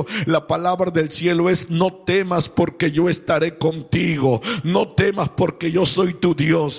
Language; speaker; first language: Spanish; native; Spanish